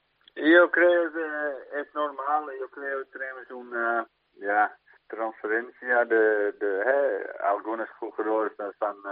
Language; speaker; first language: Spanish; non-native, fluent; Dutch